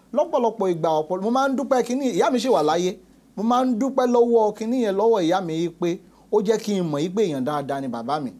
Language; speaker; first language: Yoruba; native; Yoruba